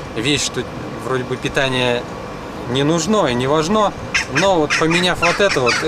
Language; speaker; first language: Russian; native; Russian